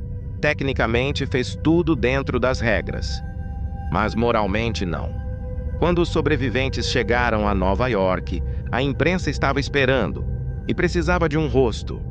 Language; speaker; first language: Portuguese; native; Portuguese